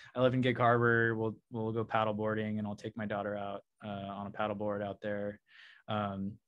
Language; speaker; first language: English; native; English